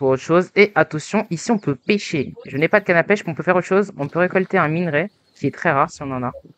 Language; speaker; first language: French; native; French